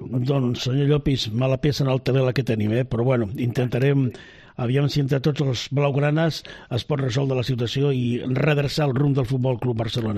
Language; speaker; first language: Catalan; native; Catalan